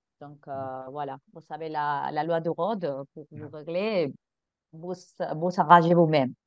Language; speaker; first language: French; non-native, fluent; Spanish